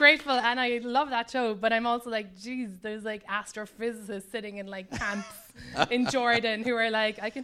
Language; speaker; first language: English; native; English